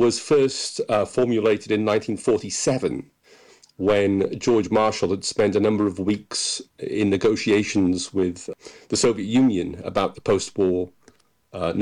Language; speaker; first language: English; native; English